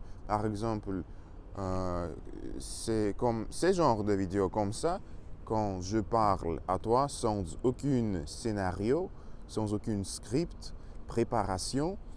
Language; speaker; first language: French; non-native, learner; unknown